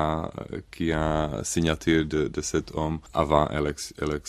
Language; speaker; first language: French; non-native, learner; Czech